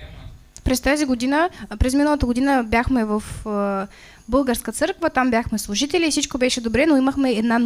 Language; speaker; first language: Bulgarian; non-native, fluent; Russian